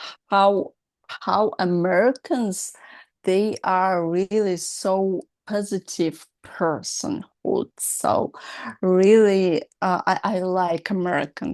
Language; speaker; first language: English; non-native, learner; Russian